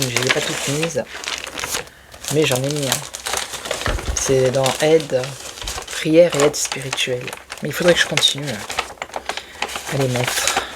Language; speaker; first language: French; native; French